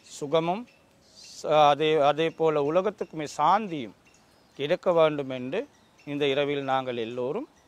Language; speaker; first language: Tamil; non-native, local second language; Sinhala